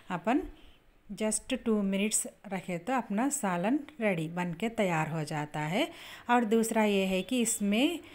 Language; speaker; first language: Hindi; native; Hindi